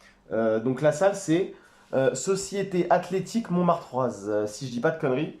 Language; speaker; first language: French; native; French